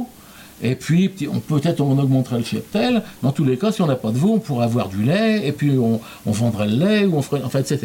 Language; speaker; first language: French; native; French